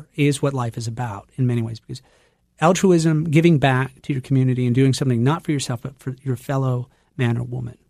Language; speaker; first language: English; native; English